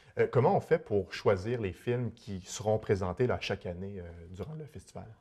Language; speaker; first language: French; native; French